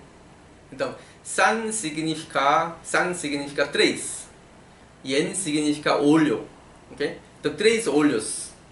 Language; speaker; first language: Spanish; non-native, learner; Korean